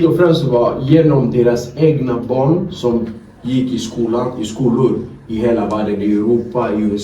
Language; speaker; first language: Swedish; non-native, fluent; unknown